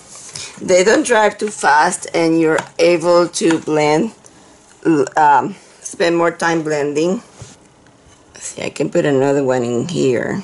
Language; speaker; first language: English; non-native, fluent; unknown